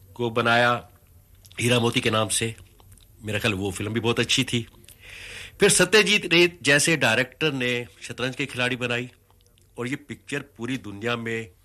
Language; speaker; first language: Hindi; native; Hindi